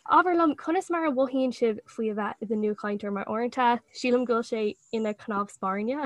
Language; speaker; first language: Irish; non-native, local second language; English